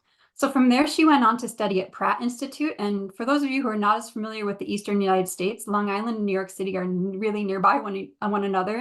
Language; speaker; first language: English; native; English